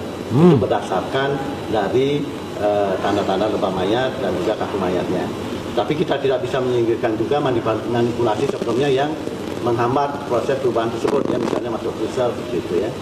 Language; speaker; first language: Indonesian; native; Indonesian